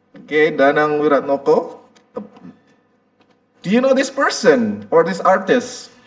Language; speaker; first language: English; non-native, fluent; Indonesian